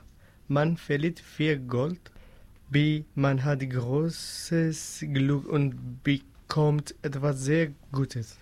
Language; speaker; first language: German; non-native, learner; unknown